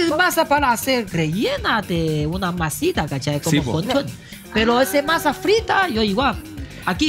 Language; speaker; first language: Spanish; non-native, learner; Chinese